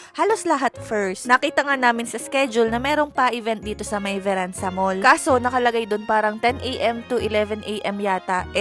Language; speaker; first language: Filipino; native; Filipino